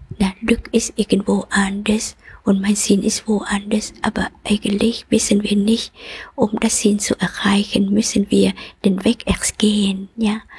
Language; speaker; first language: German; non-native, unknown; Vietnamese